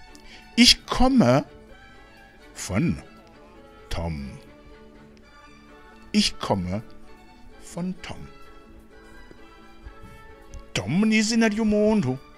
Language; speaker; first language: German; non-native, fluent; Rundi